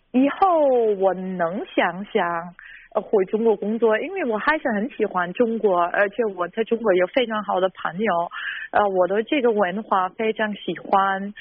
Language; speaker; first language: Chinese; non-native, fluent; German